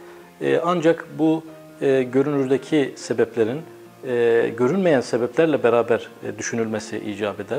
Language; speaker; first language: Turkish; native; Turkish